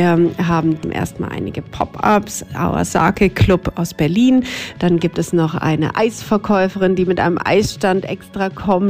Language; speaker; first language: German; native; German